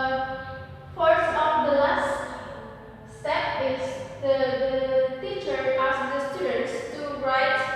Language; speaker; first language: English; non-native, learner; Indonesian